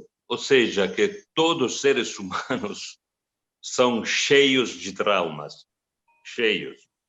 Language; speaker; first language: Portuguese; non-native, fluent; Italian